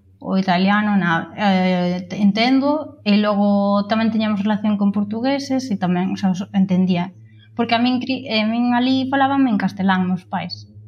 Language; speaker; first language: Galician; native; Galician